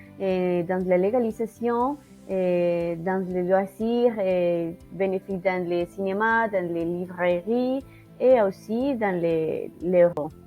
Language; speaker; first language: French; non-native, learner; Spanish